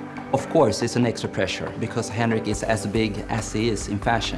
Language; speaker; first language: English; non-native, fluent; Swedish